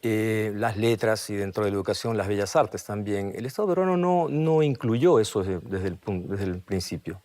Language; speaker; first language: Spanish; native; Spanish